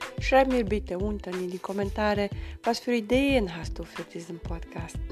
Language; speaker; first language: German; non-native, fluent; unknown